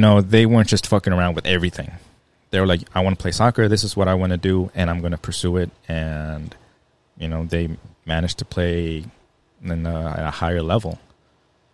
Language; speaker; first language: English; native; English